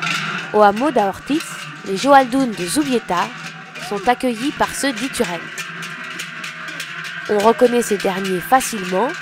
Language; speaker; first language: French; native; French